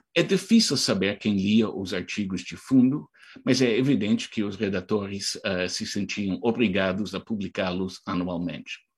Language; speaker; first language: Portuguese; non-native, fluent; English